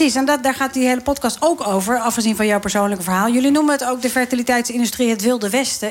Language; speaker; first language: Dutch; native; Dutch